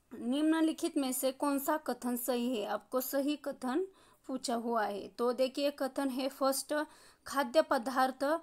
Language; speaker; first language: Hindi; non-native, local second language; Marathi